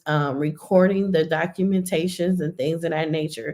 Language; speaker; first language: English; native; English